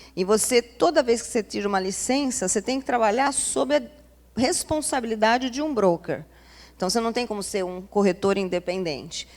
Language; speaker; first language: Portuguese; native; Portuguese